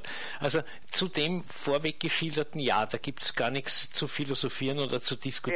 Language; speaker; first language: German; native; German